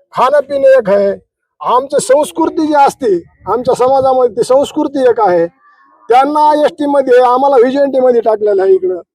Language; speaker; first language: Marathi; non-native, local second language; Lambadi